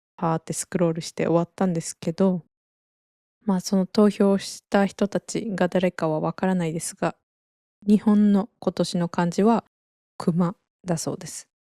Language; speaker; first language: Japanese; native; Japanese